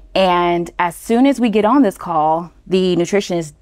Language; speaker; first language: English; native; English